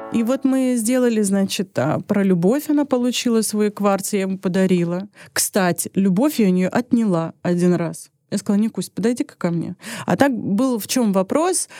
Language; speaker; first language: Russian; early bilingual, other home language; Armenian